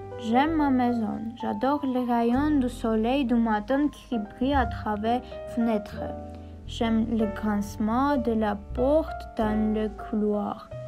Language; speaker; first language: French; non-native, learner; Armenian